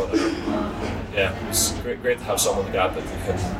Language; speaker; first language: English; native; English